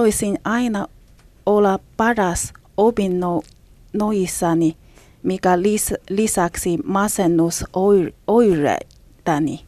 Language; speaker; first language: Finnish; non-native, learner; Chinese